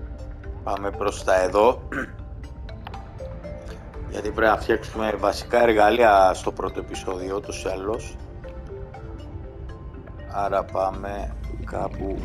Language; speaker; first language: Greek; native; Greek